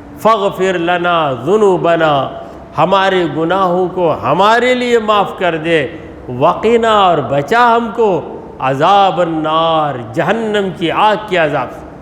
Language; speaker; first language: Urdu; native; Urdu